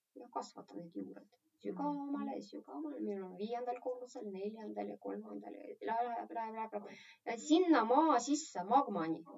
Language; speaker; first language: Estonian; non-native, local second language; Russian